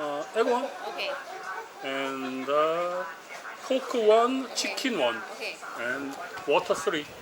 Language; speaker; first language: English; non-native, learner; Korean